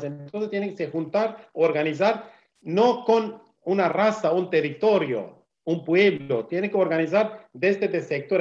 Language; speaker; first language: Spanish; non-native, learner; Kurdish